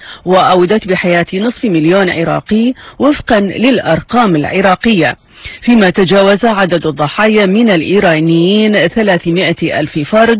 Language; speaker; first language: Arabic; native; Arabic